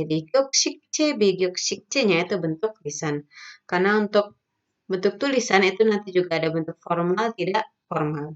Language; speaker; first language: Indonesian; native; Indonesian